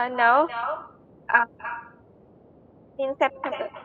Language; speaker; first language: English; non-native, learner; Vietnamese